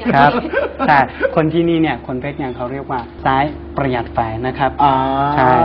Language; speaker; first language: Thai; non-native, fluent; Chinese